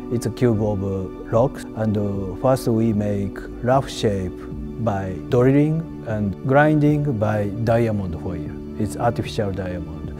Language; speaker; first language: English; non-native, learner; Japanese